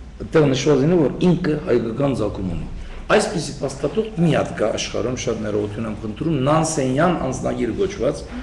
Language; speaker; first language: Armenian; early bilingual, heritage; Armenian